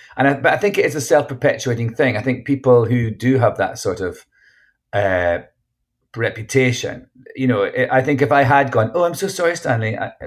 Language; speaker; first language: English; native; English